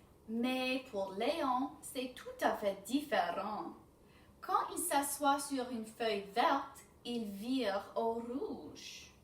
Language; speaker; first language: French; non-native, fluent; English